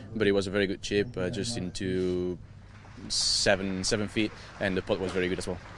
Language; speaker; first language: English; non-native, fluent; Spanish